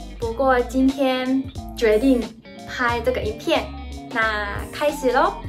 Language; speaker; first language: Chinese; non-native, fluent; Japanese